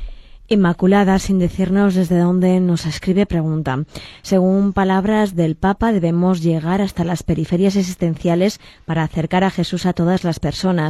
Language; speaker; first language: Spanish; native; Spanish